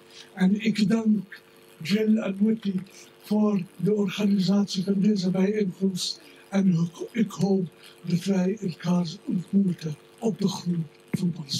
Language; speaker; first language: Dutch; non-native, fluent; Arabic